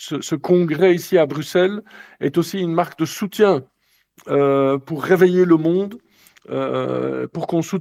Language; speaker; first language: French; native; French